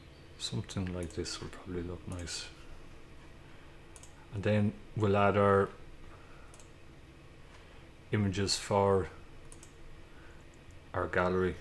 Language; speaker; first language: English; native; English